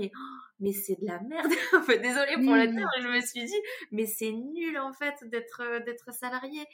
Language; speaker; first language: French; native; French